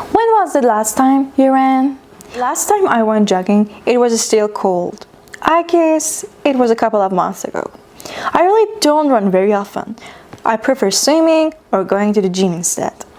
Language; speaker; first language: English; non-native, fluent; Persian